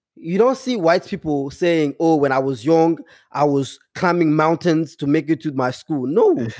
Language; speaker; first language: English; non-native, fluent; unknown